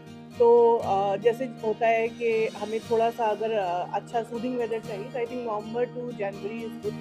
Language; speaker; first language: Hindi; native; Hindi